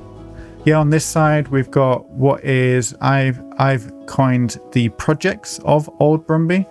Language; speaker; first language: English; native; English